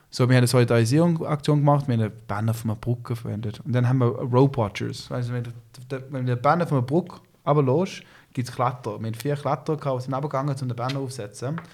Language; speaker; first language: German; early bilingual, heritage; Swiss German